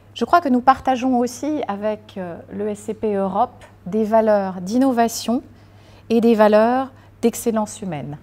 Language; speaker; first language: French; native; French